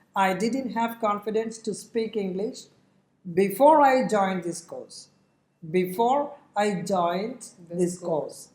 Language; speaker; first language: English; non-native, local second language; Malayalam